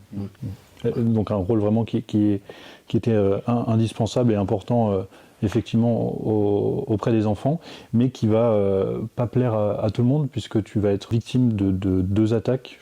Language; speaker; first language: French; native; French